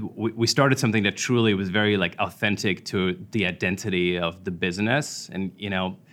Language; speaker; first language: English; non-native, fluent; German